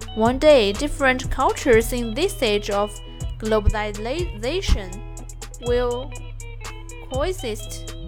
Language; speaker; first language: English; non-native, fluent; Chinese